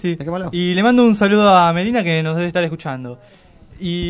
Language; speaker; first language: Spanish; native; Spanish